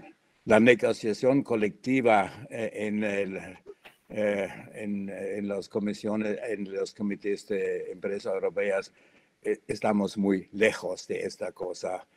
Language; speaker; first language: Spanish; non-native, fluent; German